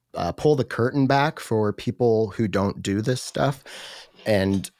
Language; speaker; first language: English; native; English